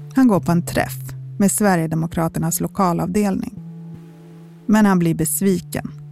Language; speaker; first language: Swedish; native; Swedish